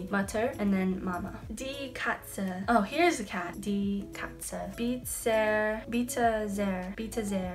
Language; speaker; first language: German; non-native, learner; English